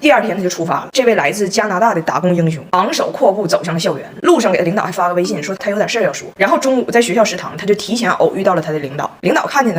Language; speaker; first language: Chinese; native; Chinese